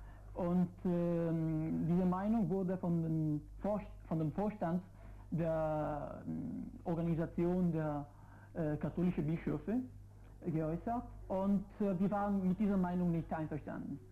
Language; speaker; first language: German; non-native, fluent; Italian